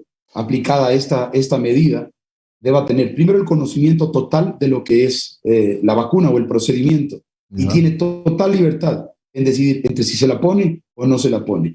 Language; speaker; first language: Spanish; native; Spanish